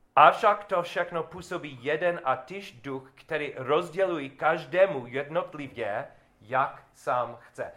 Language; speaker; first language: Czech; non-native, learner; English